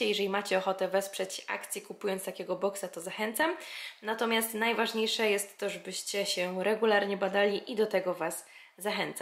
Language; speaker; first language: Polish; native; Polish